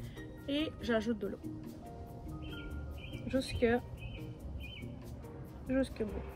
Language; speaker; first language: French; non-native, fluent; Russian